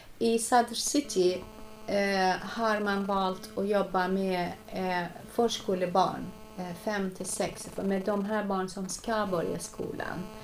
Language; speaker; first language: Swedish; non-native, fluent; Arabic